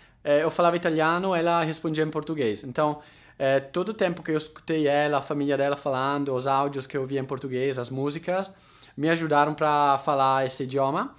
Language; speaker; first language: Portuguese; non-native, fluent; Italian